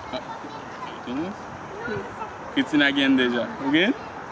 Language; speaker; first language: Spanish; non-native, fluent; Haitian Creole